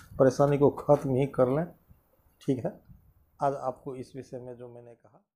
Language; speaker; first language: Hindi; native; Hindi